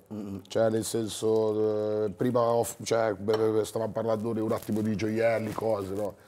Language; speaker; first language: Italian; native; Italian